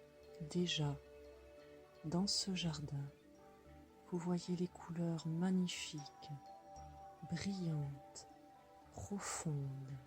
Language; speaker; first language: French; native; French